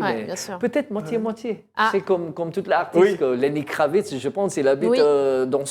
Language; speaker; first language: French; non-native, learner; English